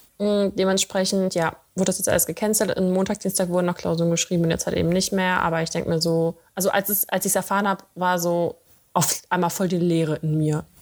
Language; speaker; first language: German; early bilingual, other home language; Russian